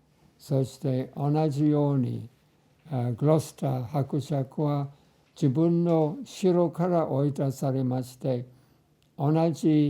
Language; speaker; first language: Japanese; non-native, fluent; English